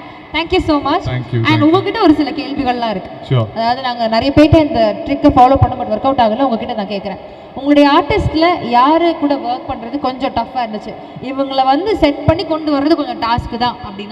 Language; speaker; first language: Tamil; native; Tamil